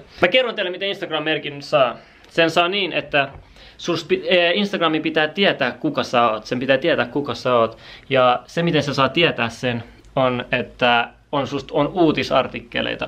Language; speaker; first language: Finnish; native; Finnish